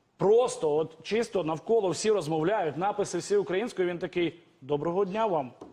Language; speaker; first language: Ukrainian; native; Ukrainian